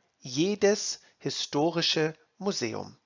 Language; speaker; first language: German; non-native, fluent; English